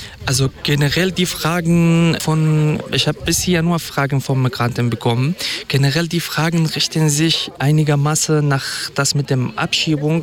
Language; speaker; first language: German; non-native, fluent; Kurdish